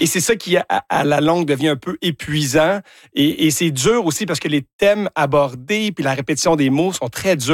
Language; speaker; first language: French; native; French